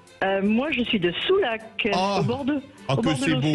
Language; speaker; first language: French; native; French